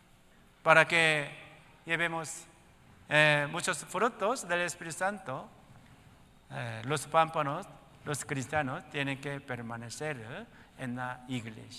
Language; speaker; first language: Spanish; non-native, learner; Korean